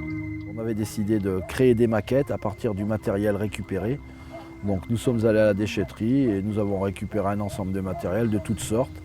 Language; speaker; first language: French; native; French